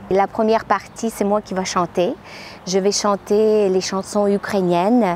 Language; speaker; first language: French; non-native, fluent; Ukrainian